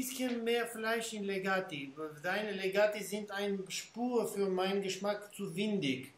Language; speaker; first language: German; non-native, fluent; Armenian